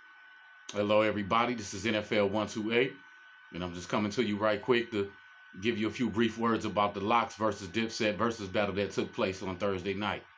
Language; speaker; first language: English; native; English